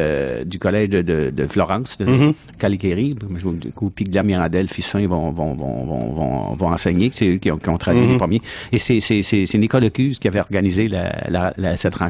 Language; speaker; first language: French; native; French